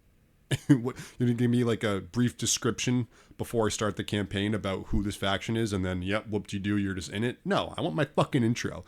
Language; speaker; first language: English; native; English